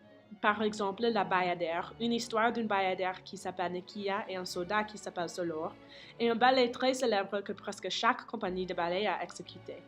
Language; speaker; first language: French; non-native, learner; English